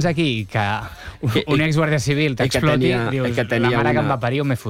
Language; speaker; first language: Catalan; native; Catalan